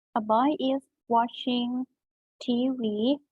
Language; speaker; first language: English; non-native, learner; Thai